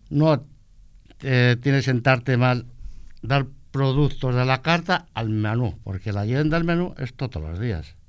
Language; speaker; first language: Spanish; non-native, local second language; Catalan